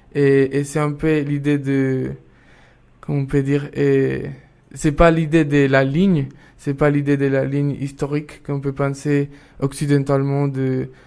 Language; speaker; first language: French; non-native, fluent; Spanish